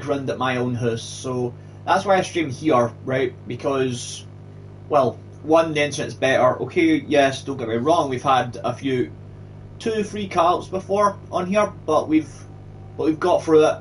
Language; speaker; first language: English; native; English